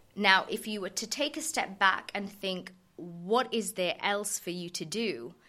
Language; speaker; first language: English; native; English